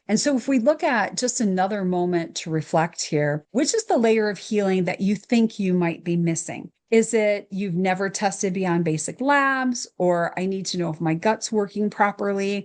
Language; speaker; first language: English; native; English